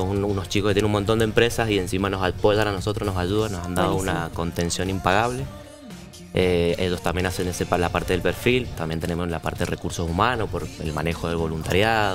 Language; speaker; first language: Spanish; native; Spanish